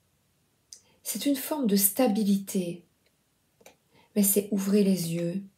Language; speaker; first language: French; native; French